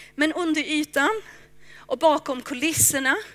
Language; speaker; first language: Swedish; non-native, fluent; English